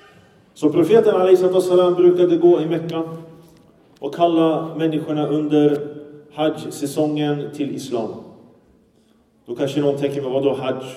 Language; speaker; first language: Swedish; early bilingual, other home language; Arabic